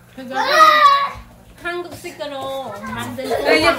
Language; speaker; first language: Korean; non-native, fluent; Khmer